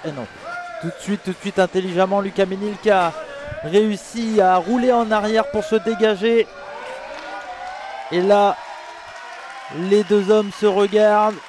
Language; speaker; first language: French; native; French